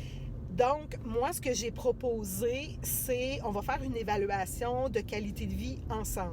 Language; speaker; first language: French; native; French